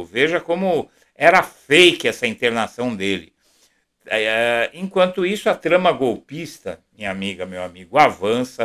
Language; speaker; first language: Portuguese; native; Portuguese